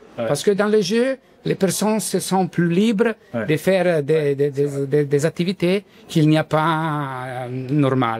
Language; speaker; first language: French; non-native, learner; Italian